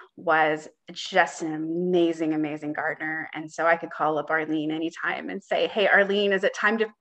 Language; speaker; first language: English; native; English